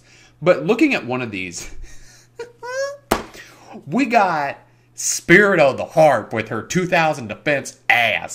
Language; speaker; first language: English; native; English